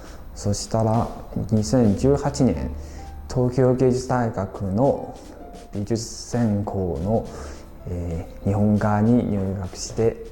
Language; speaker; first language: Japanese; non-native, fluent; Chinese